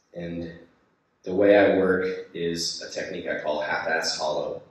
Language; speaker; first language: English; native; English